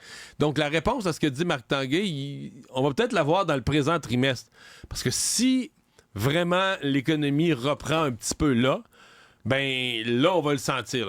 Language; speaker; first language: French; native; French